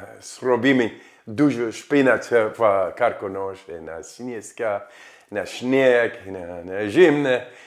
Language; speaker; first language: Polish; non-native, learner; Dutch